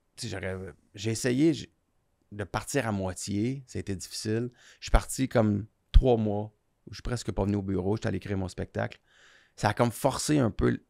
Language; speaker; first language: French; native; French